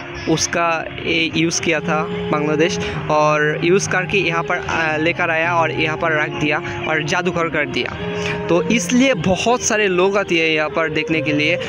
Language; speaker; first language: Hindi; non-native, learner; Bangla